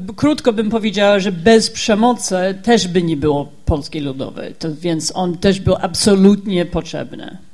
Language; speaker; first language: Polish; non-native, fluent; English